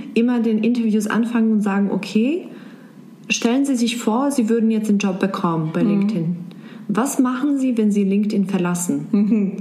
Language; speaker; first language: German; non-native, fluent; Serbian